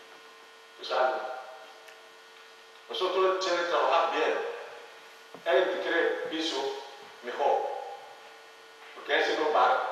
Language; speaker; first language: Spanish; non-native, learner; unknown